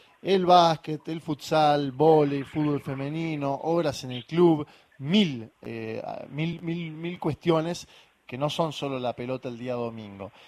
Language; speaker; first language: Spanish; native; Spanish